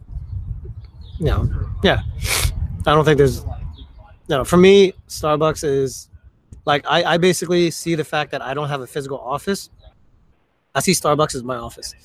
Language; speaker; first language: English; early bilingual, other home language; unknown